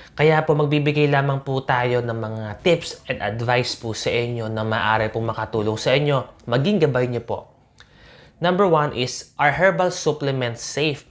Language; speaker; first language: Filipino; native; Filipino